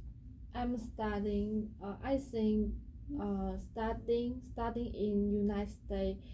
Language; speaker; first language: English; non-native, learner; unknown